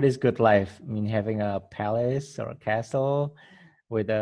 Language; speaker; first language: English; non-native, fluent; Indonesian